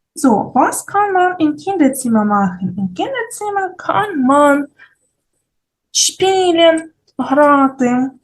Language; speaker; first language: German; non-native, fluent; Ukrainian